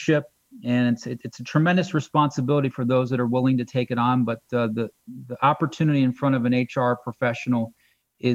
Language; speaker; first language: English; native; English